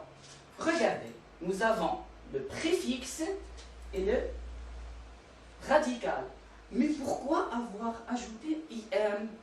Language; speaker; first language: French; non-native, local second language; Arabic